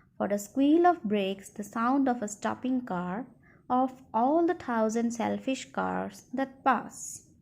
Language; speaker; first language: English; non-native, local second language; Assamese